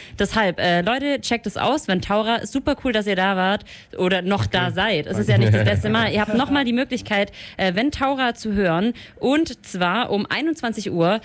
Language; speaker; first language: German; native; German